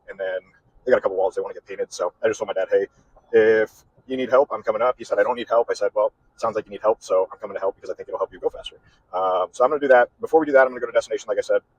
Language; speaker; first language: English; native; English